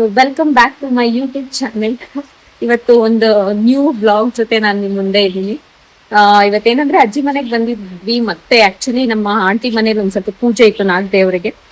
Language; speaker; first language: Kannada; non-native, local second language; Tulu